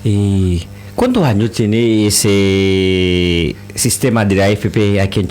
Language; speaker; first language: Spanish; non-native, learner; Haitian Creole